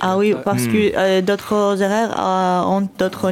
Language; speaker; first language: French; non-native, learner; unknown